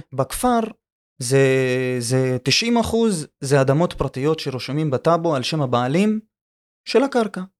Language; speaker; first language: Hebrew; non-native, local second language; Arabic